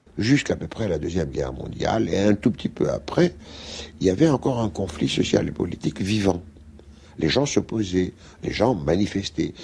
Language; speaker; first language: French; non-native, fluent; Greek